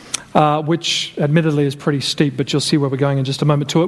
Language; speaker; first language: English; native; English